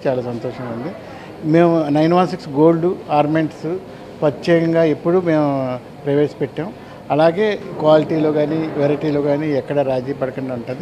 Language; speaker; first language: Telugu; native; Telugu